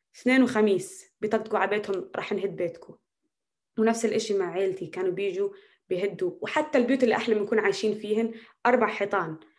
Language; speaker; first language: Arabic; native; Arabic